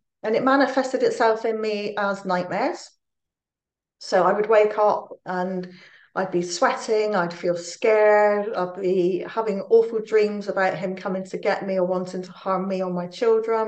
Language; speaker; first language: English; native; English